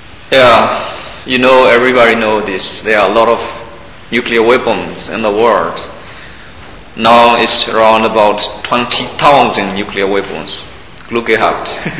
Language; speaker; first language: English; non-native, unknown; Burmese